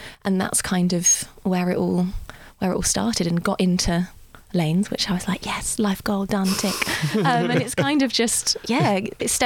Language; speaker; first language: English; native; English